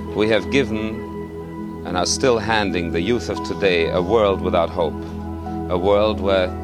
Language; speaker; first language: English; early bilingual, other home language; German